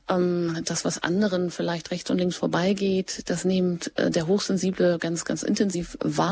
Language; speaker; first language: German; native; German